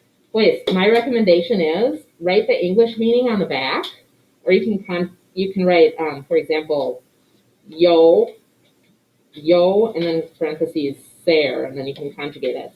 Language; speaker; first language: English; native; English